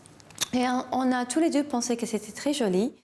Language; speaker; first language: French; non-native, learner; English